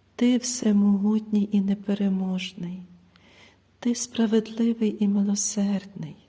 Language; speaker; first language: Ukrainian; native; Ukrainian